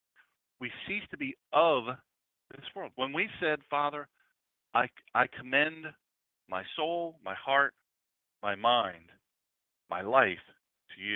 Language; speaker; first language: English; native; English